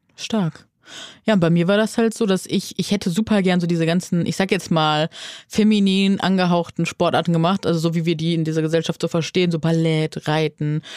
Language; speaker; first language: German; native; German